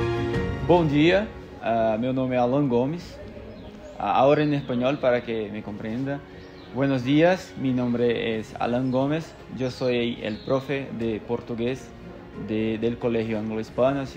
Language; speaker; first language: Spanish; non-native, fluent; Portuguese